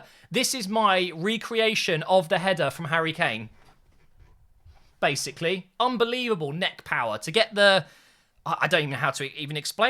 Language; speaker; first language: English; native; English